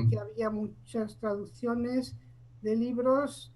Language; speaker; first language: Spanish; native; Spanish